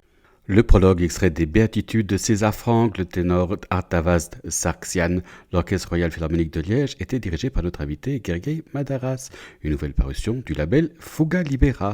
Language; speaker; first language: French; native; French